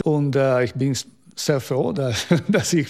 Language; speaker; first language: German; non-native, fluent; Italian